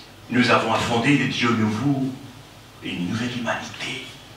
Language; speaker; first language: French; non-native, fluent; Bangla